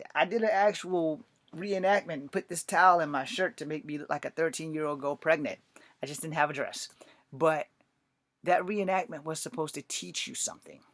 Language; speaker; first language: English; native; English